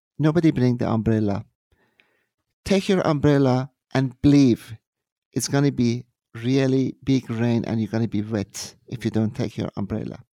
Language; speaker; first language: English; non-native, fluent; Persian